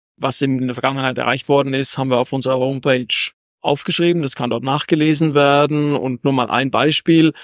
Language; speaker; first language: German; native; German